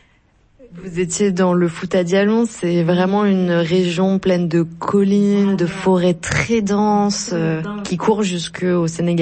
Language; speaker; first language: French; native; French